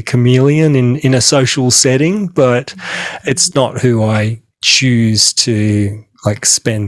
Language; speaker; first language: English; native; English